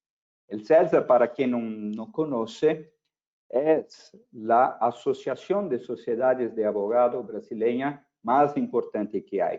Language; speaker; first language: Spanish; non-native, fluent; Portuguese